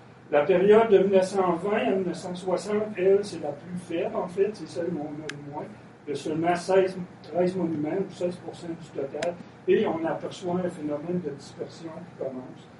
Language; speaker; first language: French; native; French